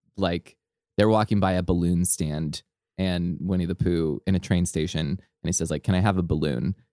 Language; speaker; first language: English; native; English